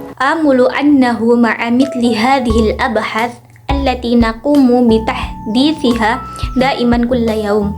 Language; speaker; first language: Arabic; non-native, learner; Indonesian